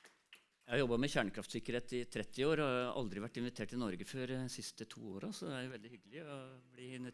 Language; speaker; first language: Norwegian; non-native, fluent; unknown